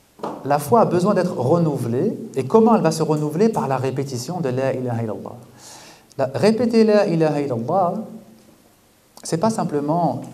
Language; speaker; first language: French; native; French